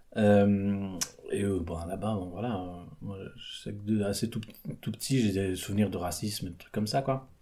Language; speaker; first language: French; native; French